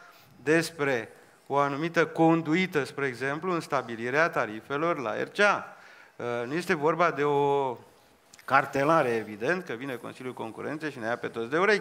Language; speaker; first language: Romanian; native; Romanian